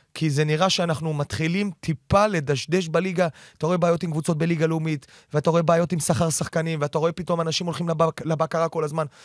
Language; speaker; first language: Hebrew; native; Hebrew